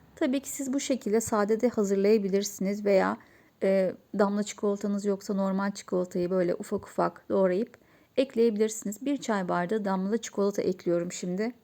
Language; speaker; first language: Turkish; native; Turkish